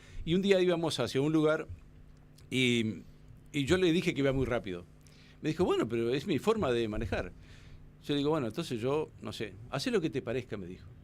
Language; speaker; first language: Spanish; native; Spanish